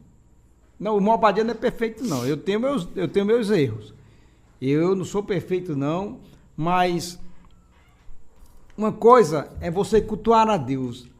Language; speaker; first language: Portuguese; native; Portuguese